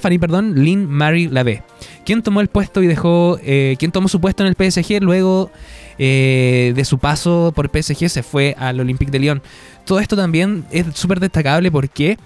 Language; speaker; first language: Spanish; native; Spanish